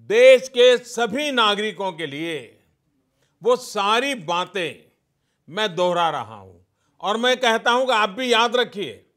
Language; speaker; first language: Hindi; native; Hindi